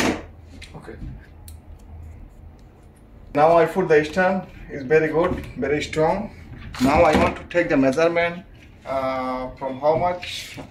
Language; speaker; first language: English; non-native, learner; Bangla